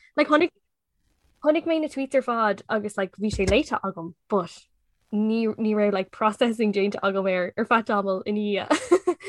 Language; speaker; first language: Irish; non-native, local second language; English